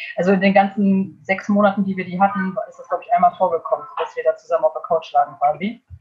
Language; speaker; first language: German; native; German